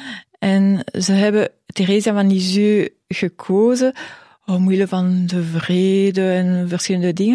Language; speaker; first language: Dutch; non-native, local second language; French